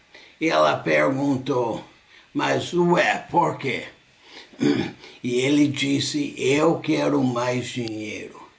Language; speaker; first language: Portuguese; non-native, fluent; English